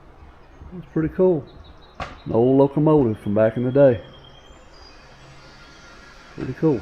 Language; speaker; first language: English; native; English